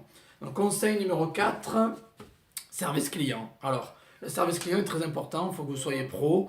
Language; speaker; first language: French; native; French